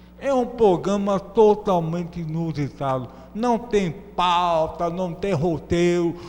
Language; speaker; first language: Portuguese; native; Portuguese